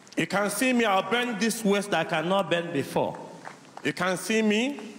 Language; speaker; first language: English; non-native, local second language; Igbo